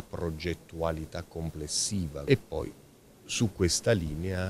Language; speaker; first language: Italian; native; Italian